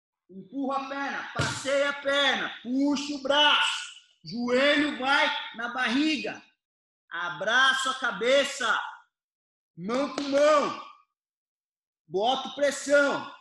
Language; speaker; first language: Portuguese; native; Portuguese